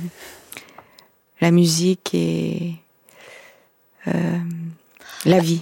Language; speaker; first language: French; non-native, fluent; Korean